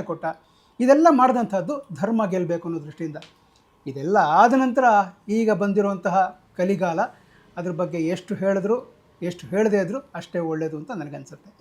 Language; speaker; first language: Kannada; native; Kannada